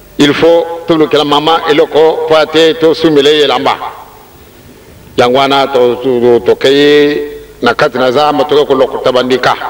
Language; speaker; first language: Lingala; non-native, local second language; Kongo